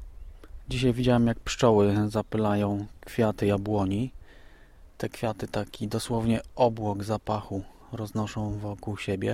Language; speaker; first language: Polish; native; Polish